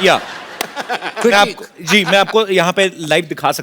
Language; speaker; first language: Hindi; native; Hindi